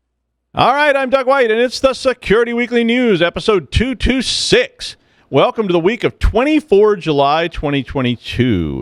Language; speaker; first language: English; native; English